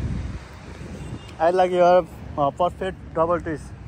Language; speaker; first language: English; non-native, learner; Nepali